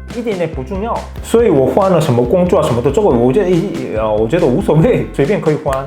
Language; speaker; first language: Chinese; non-native, fluent; Korean